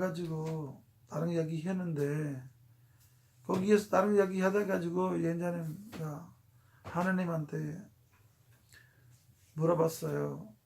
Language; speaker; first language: Korean; non-native, fluent; Urdu